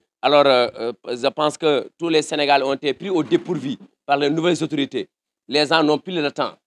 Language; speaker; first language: French; non-native, local second language; Wolof